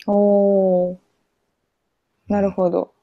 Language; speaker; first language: Japanese; non-native, fluent; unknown